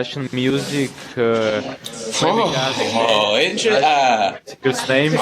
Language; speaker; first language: English; non-native, learner; Russian